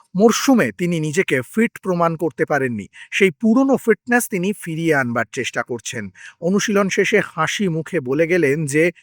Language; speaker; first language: Bangla; native; Bangla